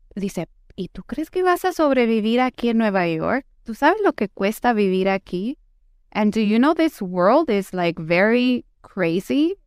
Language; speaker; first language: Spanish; early bilingual, heritage; Spanish